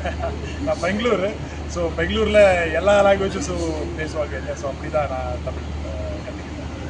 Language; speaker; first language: Tamil; non-native, local second language; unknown